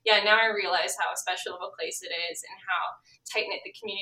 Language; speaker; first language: English; native; English